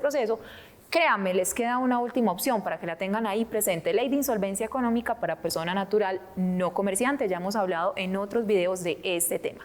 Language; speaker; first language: Spanish; native; Spanish